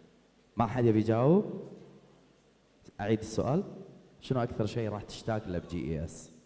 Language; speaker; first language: Arabic; native; Arabic